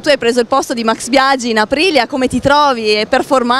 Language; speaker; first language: Italian; native; Italian